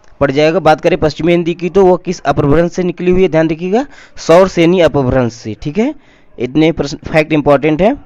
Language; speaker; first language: Hindi; native; Hindi